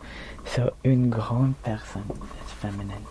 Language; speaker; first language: French; non-native, learner; Filipino